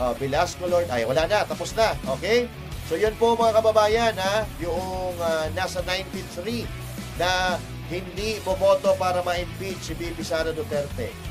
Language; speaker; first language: Filipino; non-native, local second language; Iloko